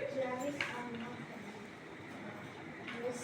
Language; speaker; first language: French; non-native, learner; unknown